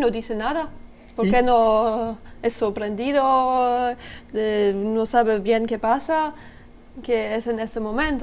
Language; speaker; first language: Spanish; non-native, learner; French